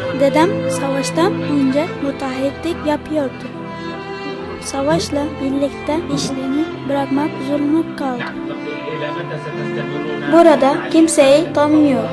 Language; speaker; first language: Turkish; early bilingual, other home language; Arabic